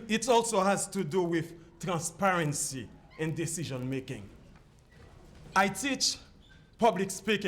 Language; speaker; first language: English; non-native, fluent; Haitian Creole